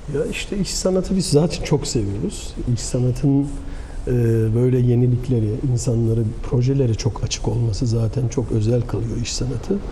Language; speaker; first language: Turkish; early bilingual, heritage; Turkish